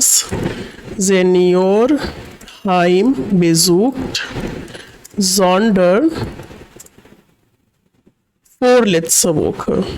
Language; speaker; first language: German; non-native, learner; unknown